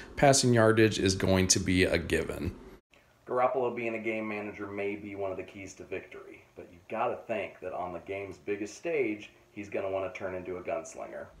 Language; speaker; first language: English; native; English